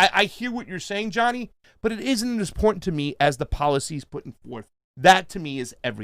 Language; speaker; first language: English; native; English